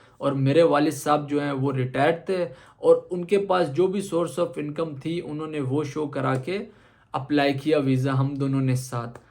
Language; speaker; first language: Urdu; native; Urdu